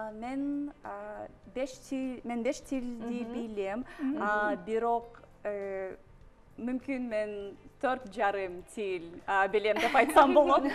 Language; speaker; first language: Kyrgyz; non-native, learner; English